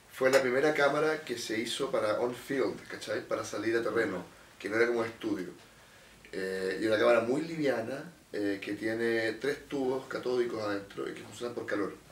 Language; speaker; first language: Spanish; native; Spanish